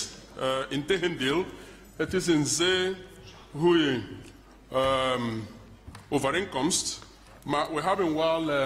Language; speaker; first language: Dutch; non-native, fluent; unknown